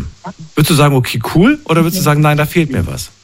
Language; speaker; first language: German; native; German